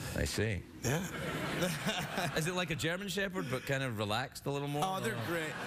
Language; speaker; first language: English; native; English